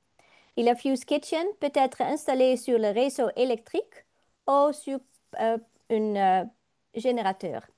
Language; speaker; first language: French; non-native, learner; Dutch